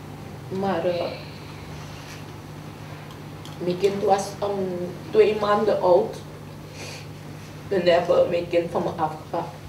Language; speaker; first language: Dutch; early bilingual, other home language; Papiamento